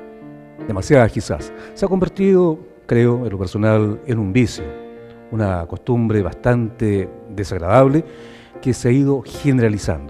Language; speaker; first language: Spanish; native; Spanish